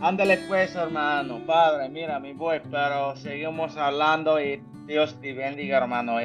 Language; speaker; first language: Spanish; non-native, learner; English